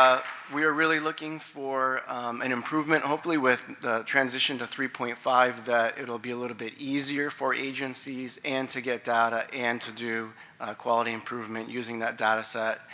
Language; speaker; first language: English; native; English